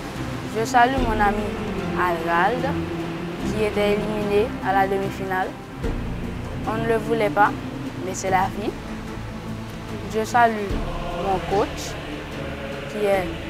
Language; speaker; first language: French; non-native, local second language; Haitian Creole